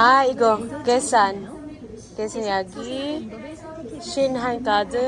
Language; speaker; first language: Korean; non-native, learner; Filipino